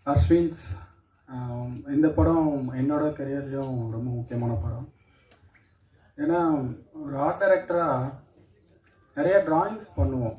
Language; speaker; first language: Tamil; native; Tamil